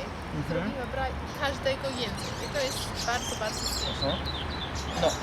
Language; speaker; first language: Polish; non-native, learner; Afrikaans